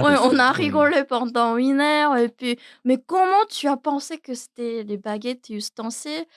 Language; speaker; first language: French; non-native, learner; Korean